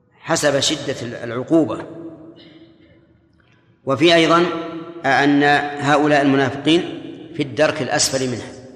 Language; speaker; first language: Arabic; native; Arabic